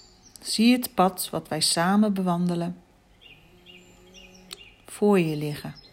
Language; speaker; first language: Dutch; native; Dutch